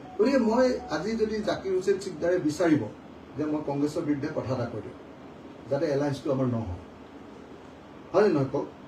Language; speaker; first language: Assamese; native; Assamese